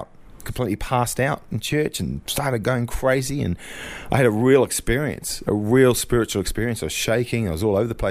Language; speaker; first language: English; native; English